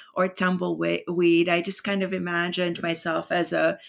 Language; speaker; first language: English; non-native, fluent; Greek